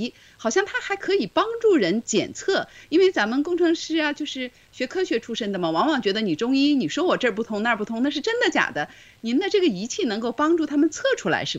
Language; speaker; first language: Chinese; native; Chinese